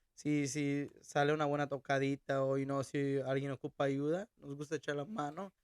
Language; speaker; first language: Spanish; early bilingual, heritage; Spanish